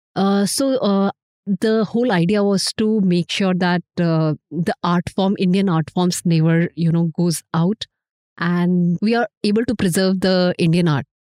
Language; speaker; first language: English; non-native, local second language; Hindi